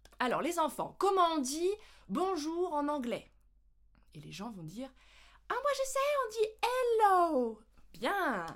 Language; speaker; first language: French; native; French